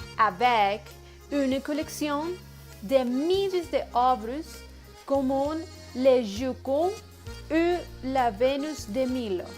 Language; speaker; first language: French; non-native, learner; Spanish